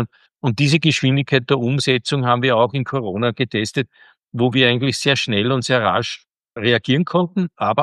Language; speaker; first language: German; native; German